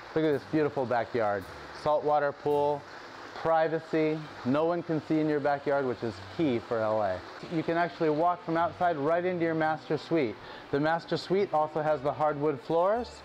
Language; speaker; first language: English; native; English